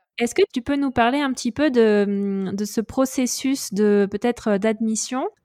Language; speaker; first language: French; native; French